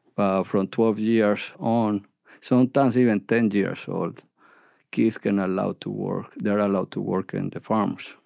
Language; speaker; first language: English; non-native, fluent; Spanish